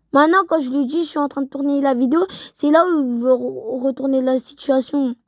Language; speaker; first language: French; native; French